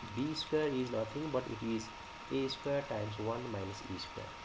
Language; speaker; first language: English; non-native, local second language; Nepali